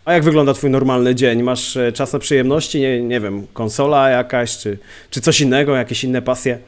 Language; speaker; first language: Polish; native; Polish